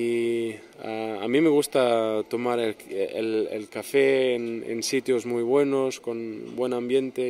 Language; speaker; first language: Spanish; non-native, fluent; German